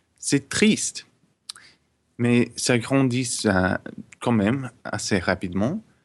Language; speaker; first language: French; non-native, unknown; English